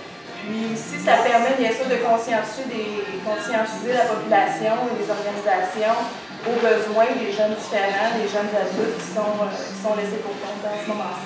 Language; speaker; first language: French; native; French